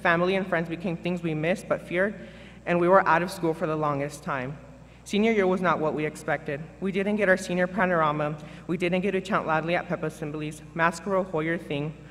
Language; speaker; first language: English; early bilingual, other home language; Spanish